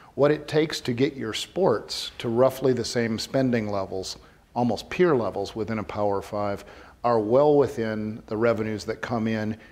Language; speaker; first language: English; native; English